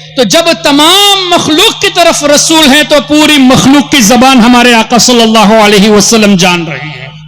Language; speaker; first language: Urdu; non-native, fluent; Memoni